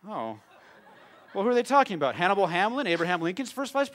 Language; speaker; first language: English; native; English